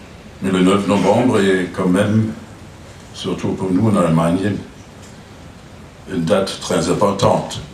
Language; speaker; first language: French; non-native, fluent; German